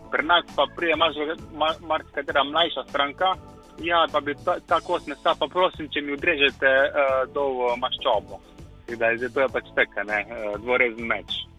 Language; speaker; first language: Slovenian; native; Slovenian